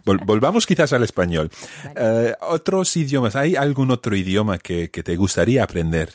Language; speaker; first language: Spanish; non-native, fluent; English